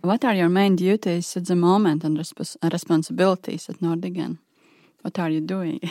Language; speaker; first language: English; non-native, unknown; Latvian